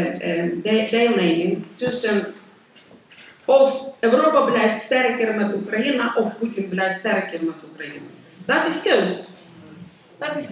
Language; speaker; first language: Dutch; non-native, learner; Ukrainian